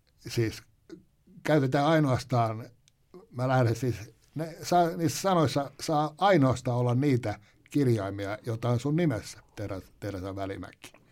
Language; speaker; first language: Finnish; native; Finnish